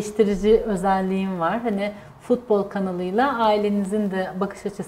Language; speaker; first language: Turkish; native; Turkish